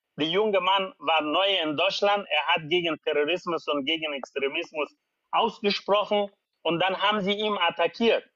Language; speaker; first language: German; non-native, learner; Persian